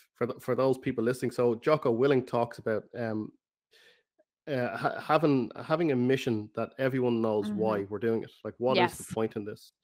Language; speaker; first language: English; native; English